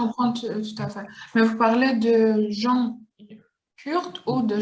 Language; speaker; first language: French; non-native, learner; Kurdish